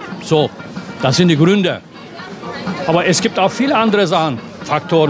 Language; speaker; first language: German; non-native, fluent; Turkish